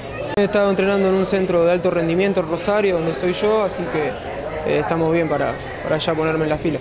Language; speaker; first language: Spanish; native; Spanish